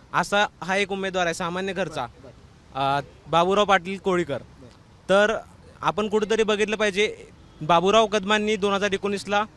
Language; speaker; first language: Marathi; native; Marathi